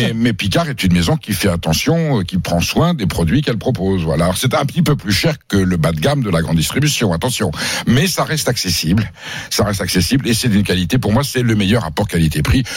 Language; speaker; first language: French; native; French